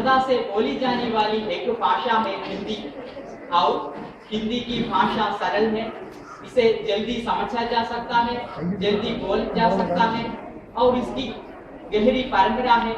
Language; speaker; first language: Hindi; non-native, local second language; Malayalam